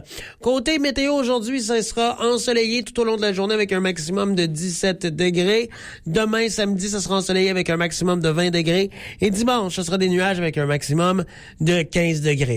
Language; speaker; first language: French; native; French